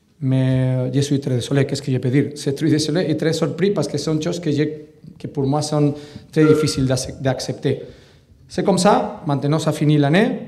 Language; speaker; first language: French; non-native, learner; Catalan